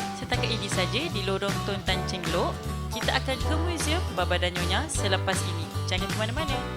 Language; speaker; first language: Malay; native; Malay